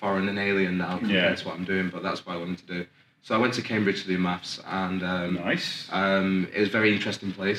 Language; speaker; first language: English; native; English